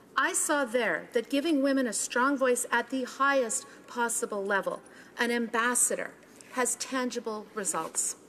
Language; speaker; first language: English; native; English